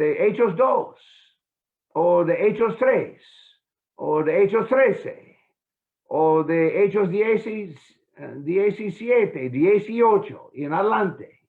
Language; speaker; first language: Spanish; non-native, fluent; English